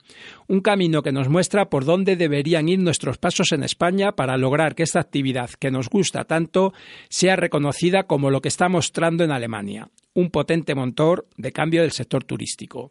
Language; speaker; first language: Spanish; native; Spanish